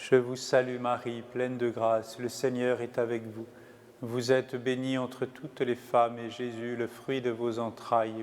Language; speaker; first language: French; native; French